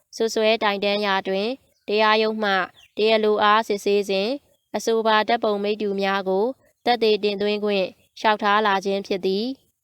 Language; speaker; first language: Burmese; native; Burmese